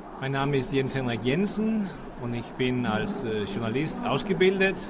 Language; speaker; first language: German; non-native, learner; Danish